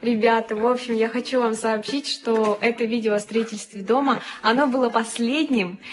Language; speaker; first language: Russian; native; Russian